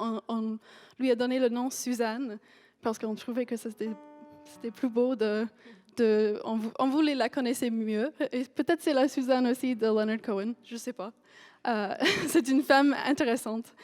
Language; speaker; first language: French; non-native, fluent; English